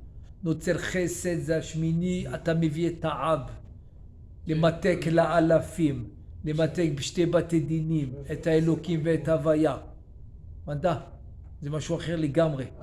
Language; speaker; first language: Hebrew; non-native, fluent; French